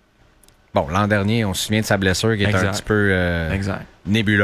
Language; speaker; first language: French; native; French